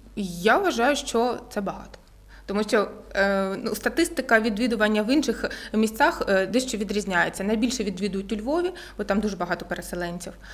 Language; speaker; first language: Ukrainian; native; Ukrainian